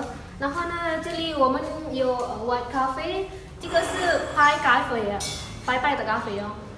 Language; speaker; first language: Chinese; non-native, learner; Indonesian